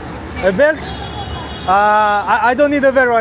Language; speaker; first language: English; non-native, learner; French